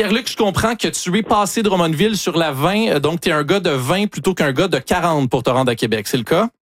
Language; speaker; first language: French; native; French